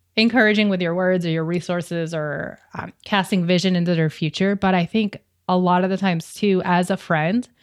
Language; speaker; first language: English; native; English